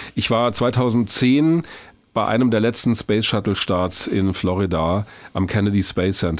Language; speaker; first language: German; native; German